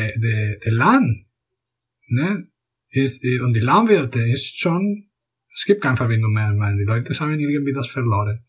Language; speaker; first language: German; non-native, fluent; Spanish